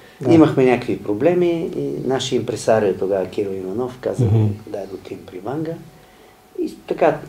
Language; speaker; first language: Bulgarian; native; Bulgarian